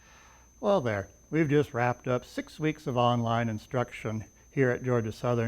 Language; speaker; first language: English; native; English